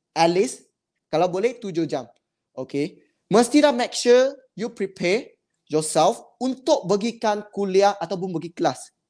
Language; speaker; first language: Malay; non-native, local second language; Chinese